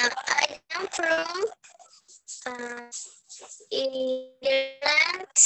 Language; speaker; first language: English; non-native, learner; Spanish